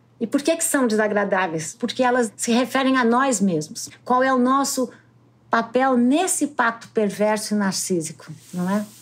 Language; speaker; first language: Portuguese; native; Portuguese